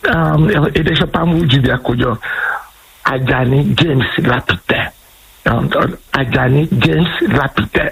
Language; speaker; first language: Hungarian; non-native, fluent; Yoruba